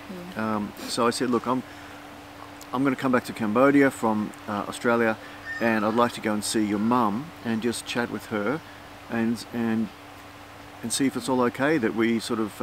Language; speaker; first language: English; native; English